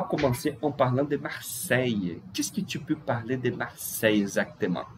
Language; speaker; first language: French; non-native, fluent; Portuguese